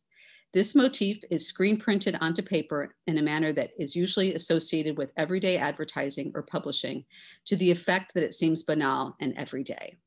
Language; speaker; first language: English; native; English